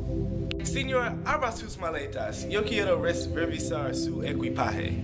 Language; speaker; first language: Spanish; non-native, learner; English